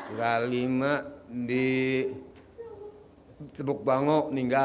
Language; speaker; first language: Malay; non-native, local second language; Sundanese